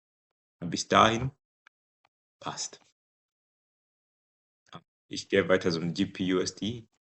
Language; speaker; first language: German; non-native, fluent; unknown